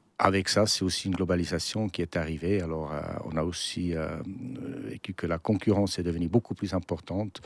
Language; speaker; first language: French; non-native, local second language; German